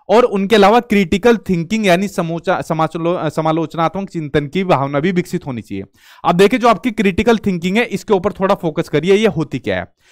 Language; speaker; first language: Hindi; native; Hindi